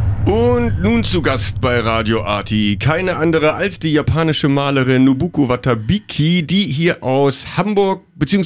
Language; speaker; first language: German; native; German